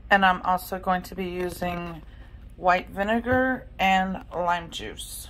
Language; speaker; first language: English; native; English